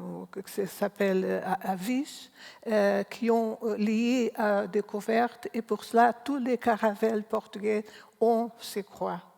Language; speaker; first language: French; non-native, learner; Portuguese